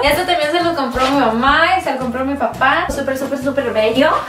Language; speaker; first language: Spanish; early bilingual, heritage; Spanish